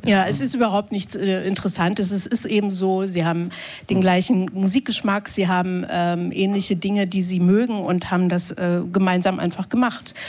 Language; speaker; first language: German; native; German